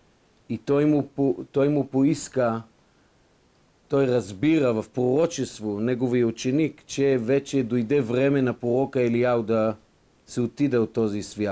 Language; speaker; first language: Bulgarian; non-native, fluent; Hebrew